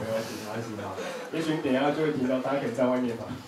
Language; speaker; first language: Chinese; native; Chinese